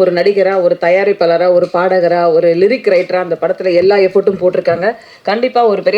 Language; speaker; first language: Tamil; native; Tamil